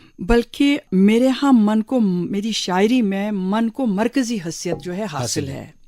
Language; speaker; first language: Urdu; non-native, local second language; Kashmiri